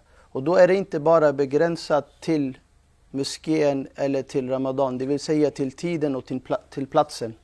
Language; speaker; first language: Swedish; non-native, fluent; Urdu